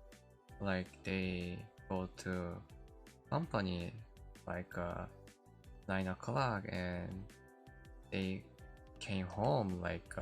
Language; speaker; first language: English; non-native, learner; Korean